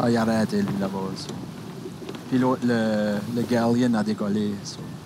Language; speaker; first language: French; native; French